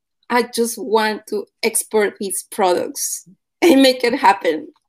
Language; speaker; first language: English; non-native, fluent; Spanish